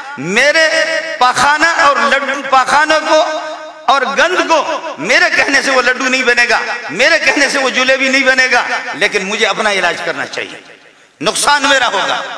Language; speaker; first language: Urdu; non-native, local second language; Baluchi